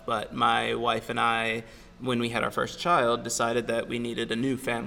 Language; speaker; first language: English; native; English